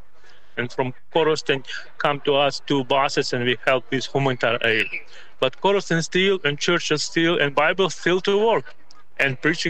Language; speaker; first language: English; non-native, learner; Ukrainian